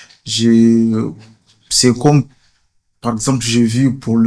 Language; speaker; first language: French; non-native, fluent; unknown